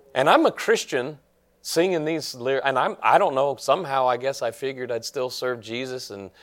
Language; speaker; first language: English; native; English